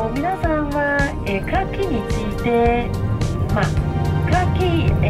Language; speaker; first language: Japanese; non-native, learner; Chinese